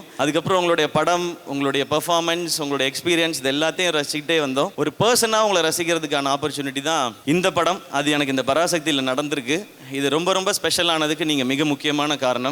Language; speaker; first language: Tamil; native; Tamil